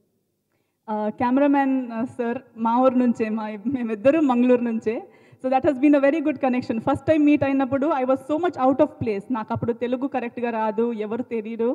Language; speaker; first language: Telugu; non-native, learner; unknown